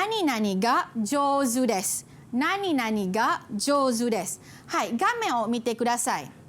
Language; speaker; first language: Japanese; non-native, fluent; Malay